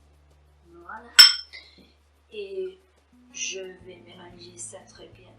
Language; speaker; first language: French; non-native, fluent; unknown